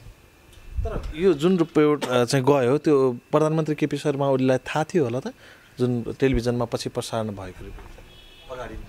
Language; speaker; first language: Nepali; native; Nepali